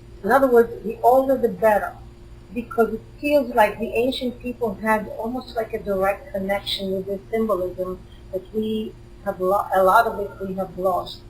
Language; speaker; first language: English; non-native, fluent; Hebrew